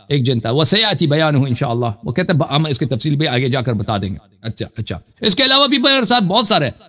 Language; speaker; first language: Urdu; non-native, fluent; Persian